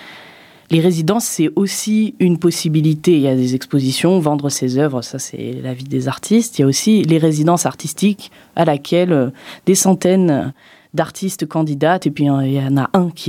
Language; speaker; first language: French; native; French